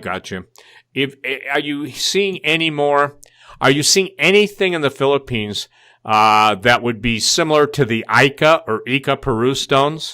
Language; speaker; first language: English; native; English